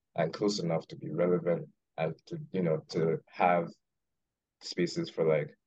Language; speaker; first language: English; non-native, local second language; Yoruba